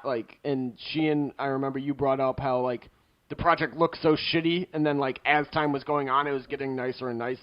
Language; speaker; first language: English; native; English